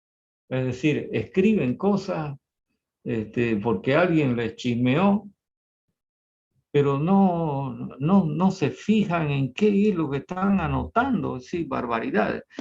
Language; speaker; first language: Spanish; native; Spanish